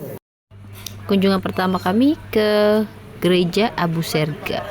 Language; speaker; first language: Indonesian; native; Indonesian